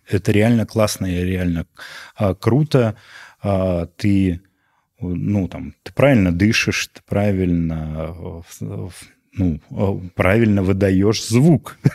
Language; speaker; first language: Russian; native; Russian